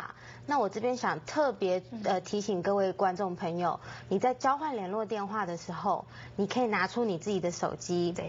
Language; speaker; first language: Chinese; native; Chinese